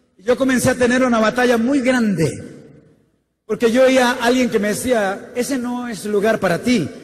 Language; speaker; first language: Spanish; native; Spanish